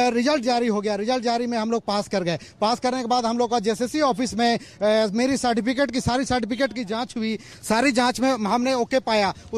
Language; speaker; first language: Hindi; native; Hindi